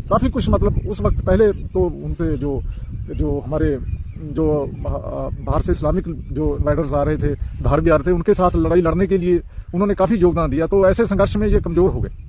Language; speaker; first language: Hindi; non-native, local second language; Punjabi